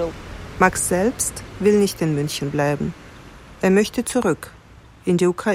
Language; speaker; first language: German; native; German